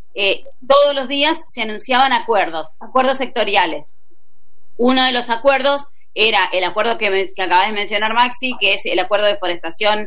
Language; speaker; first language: Spanish; native; Spanish